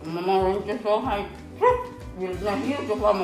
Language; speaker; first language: Dutch; non-native, learner; Indonesian